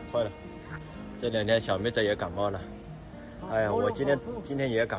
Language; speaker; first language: Chinese; native; Chinese